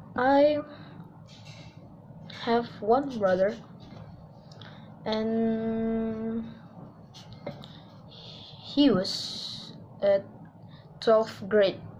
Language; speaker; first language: English; non-native, learner; Indonesian